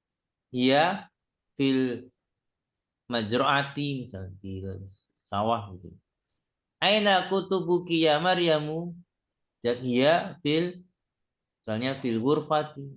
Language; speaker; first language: Arabic; non-native, learner; Indonesian